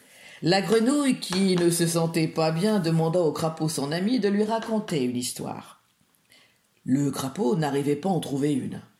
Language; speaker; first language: French; native; French